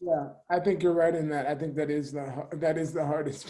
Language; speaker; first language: English; native; English